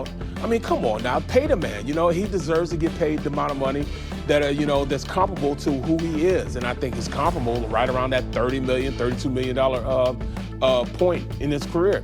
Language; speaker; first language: English; native; English